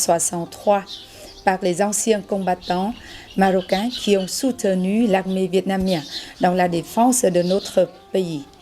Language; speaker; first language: French; non-native, fluent; Vietnamese